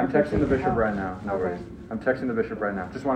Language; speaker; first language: English; native; English